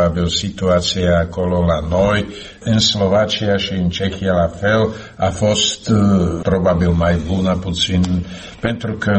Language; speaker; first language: Romanian; non-native, fluent; Slovak